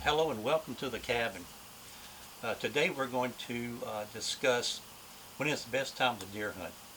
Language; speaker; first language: English; native; English